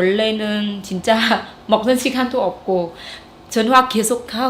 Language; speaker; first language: Korean; non-native, learner; Vietnamese